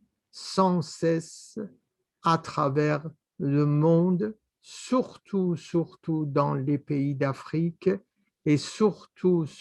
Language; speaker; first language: French; non-native, fluent; Persian